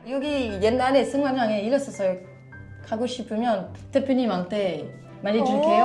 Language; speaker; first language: Korean; non-native, learner; French